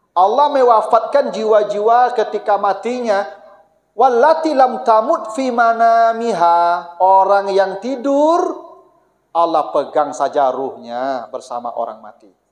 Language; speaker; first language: Malay; non-native, local second language; Minangkabau